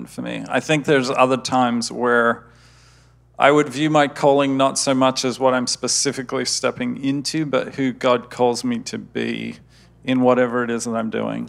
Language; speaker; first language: English; native; English